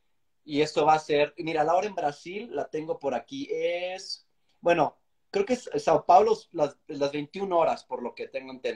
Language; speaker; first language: Spanish; native; Spanish